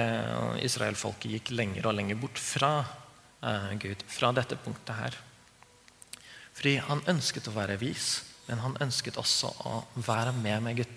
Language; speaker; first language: Norwegian; non-native, fluent; English